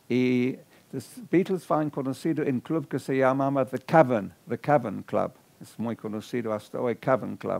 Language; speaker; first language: Spanish; non-native, fluent; English